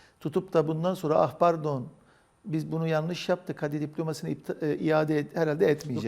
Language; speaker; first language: Turkish; native; Turkish